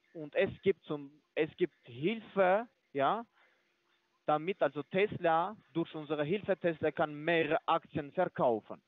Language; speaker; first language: German; non-native, fluent; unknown